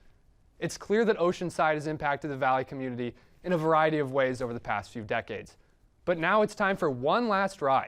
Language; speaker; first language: English; native; English